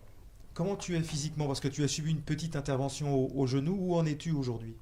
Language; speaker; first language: French; native; French